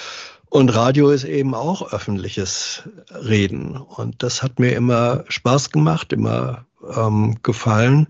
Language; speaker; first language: German; native; German